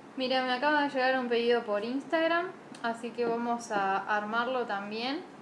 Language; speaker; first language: Spanish; native; Spanish